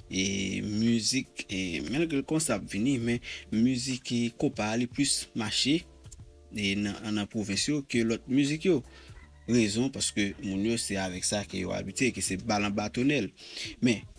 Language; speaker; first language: Haitian Creole; native; Haitian Creole